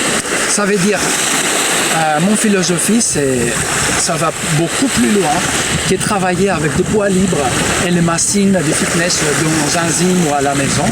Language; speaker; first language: French; non-native, fluent; Greek